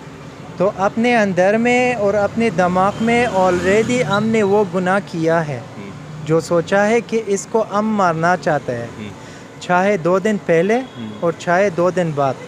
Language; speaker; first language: Hindi; non-native, learner; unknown